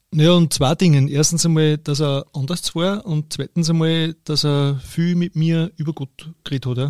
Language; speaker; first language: German; native; German